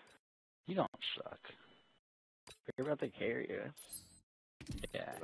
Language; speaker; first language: English; native; English